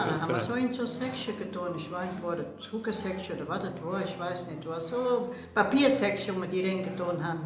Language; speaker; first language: German; early bilingual, heritage; German